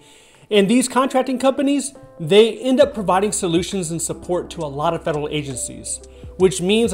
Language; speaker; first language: English; native; English